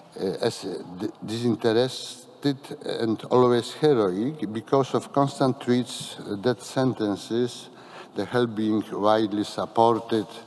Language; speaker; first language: English; non-native, fluent; Polish